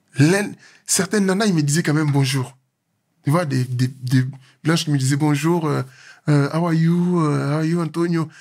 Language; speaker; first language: French; non-native, local second language; Lingala